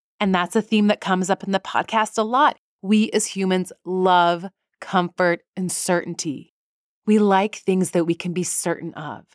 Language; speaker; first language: English; early bilingual, other home language; Persian